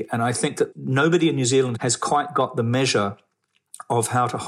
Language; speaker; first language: English; native; English